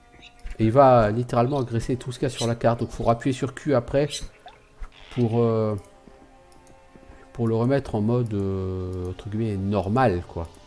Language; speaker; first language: French; native; French